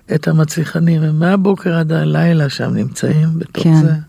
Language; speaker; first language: Hebrew; native; Hebrew